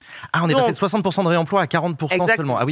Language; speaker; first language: French; native; French